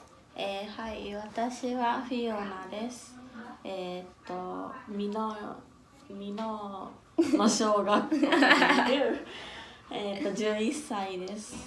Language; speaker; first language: Japanese; early bilingual, other home language; Indonesian